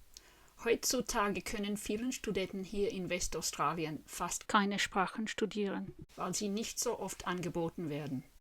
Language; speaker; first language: German; non-native, fluent; English